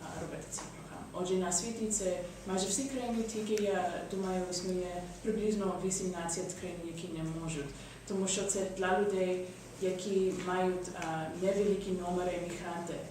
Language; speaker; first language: Ukrainian; non-native, learner; English